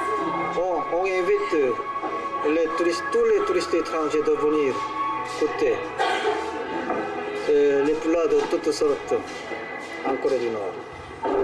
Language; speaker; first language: French; non-native, fluent; Korean